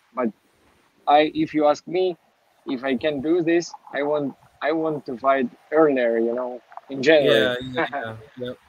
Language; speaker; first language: English; non-native, learner; Ukrainian